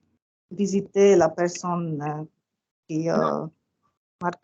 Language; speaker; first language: French; non-native, local second language; Arabic